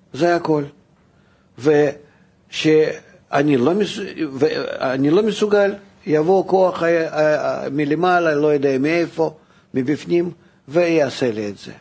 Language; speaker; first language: Hebrew; non-native, fluent; Russian